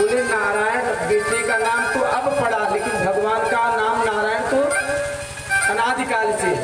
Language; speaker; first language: Hindi; native; Hindi